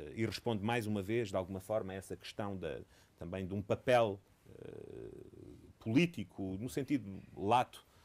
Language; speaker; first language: Portuguese; native; Portuguese